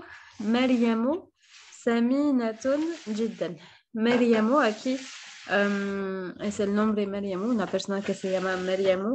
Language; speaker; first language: Spanish; non-native, fluent; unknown